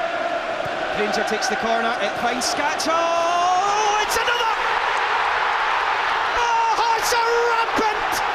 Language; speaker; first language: English; native; English